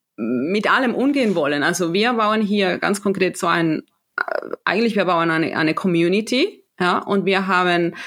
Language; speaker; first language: German; non-native, fluent; Spanish